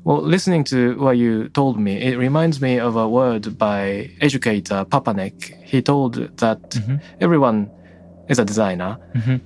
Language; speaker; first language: English; non-native, fluent; Japanese